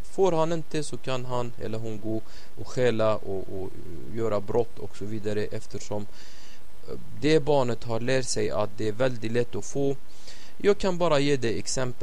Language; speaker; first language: Swedish; non-native, fluent; Arabic